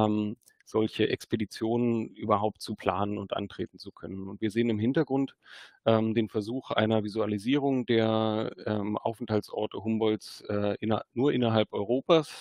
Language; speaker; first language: German; native; German